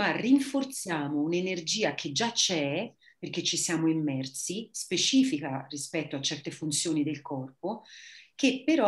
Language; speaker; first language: Italian; native; Italian